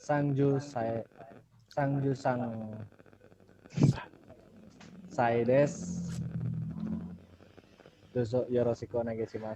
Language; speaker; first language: Japanese; non-native, learner; Indonesian